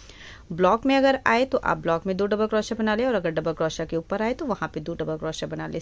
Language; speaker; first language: Hindi; native; Hindi